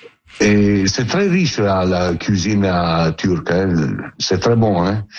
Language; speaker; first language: French; non-native, learner; Italian